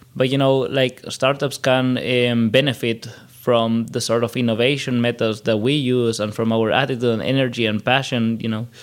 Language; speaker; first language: English; non-native, fluent; Spanish